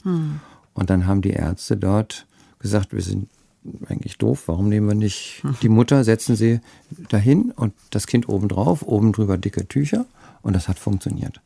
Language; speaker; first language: German; native; German